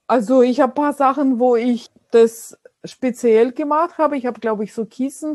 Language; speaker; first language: German; non-native, fluent; Russian